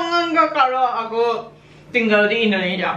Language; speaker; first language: Indonesian; non-native, learner; Japanese